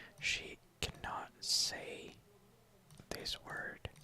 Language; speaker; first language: English; non-native, fluent; Russian